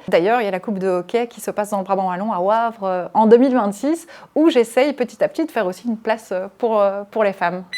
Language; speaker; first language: French; early bilingual, other home language; Arabic